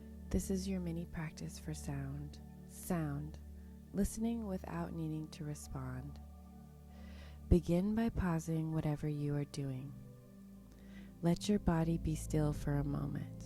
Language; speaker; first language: English; native; English